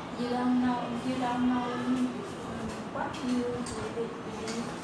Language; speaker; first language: English; non-native, learner; Vietnamese